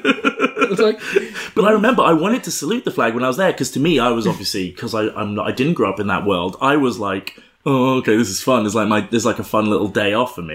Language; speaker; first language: English; native; English